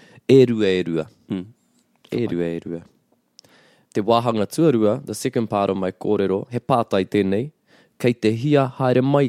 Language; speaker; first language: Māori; non-native, local second language; English